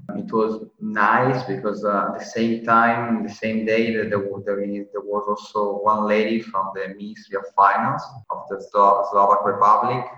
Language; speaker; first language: English; non-native, fluent; Italian